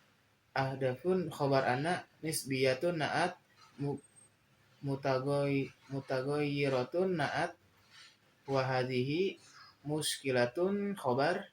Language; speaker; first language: Arabic; non-native, learner; Indonesian